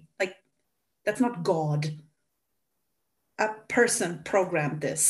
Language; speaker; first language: English; non-native, fluent; Hungarian